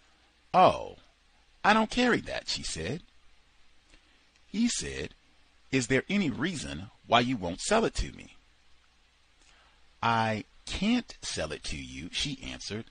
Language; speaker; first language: English; native; English